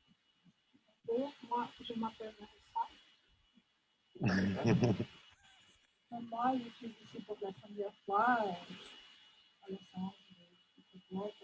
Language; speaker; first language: French; non-native, fluent; Russian